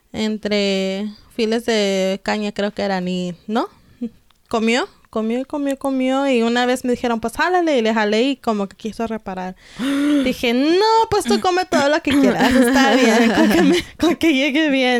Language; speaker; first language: Spanish; early bilingual, heritage; Spanish